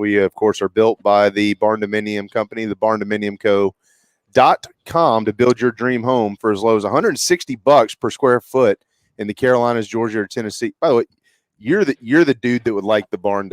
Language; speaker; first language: English; native; English